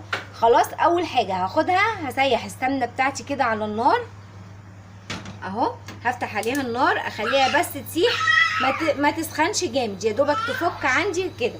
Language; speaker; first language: Arabic; native; Arabic